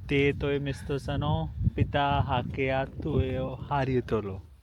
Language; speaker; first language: Finnish; non-native, learner; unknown